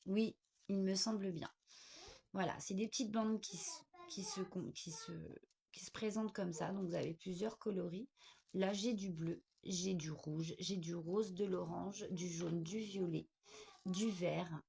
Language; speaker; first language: French; native; French